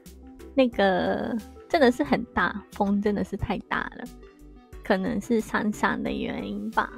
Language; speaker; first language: Chinese; non-native, fluent; Japanese